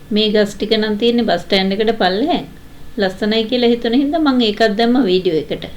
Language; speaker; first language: Sinhala; native; Sinhala